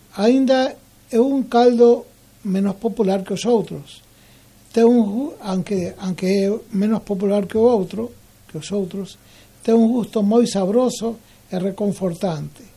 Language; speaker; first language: Galician; early bilingual, heritage; Galician